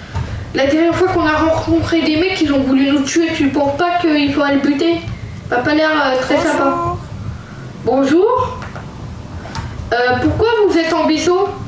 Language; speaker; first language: French; native; French